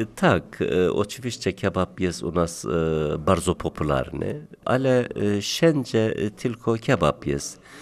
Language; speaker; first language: Polish; non-native, learner; Turkish